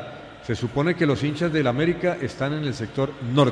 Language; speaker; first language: Spanish; native; Spanish